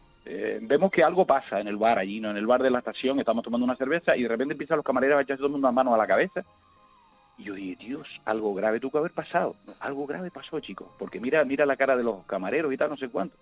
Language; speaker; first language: Spanish; native; Spanish